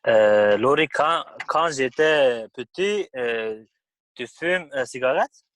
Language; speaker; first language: French; non-native, learner; Kurdish